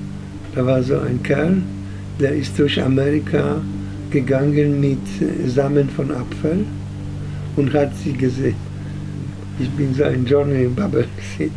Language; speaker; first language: German; non-native, fluent; Polish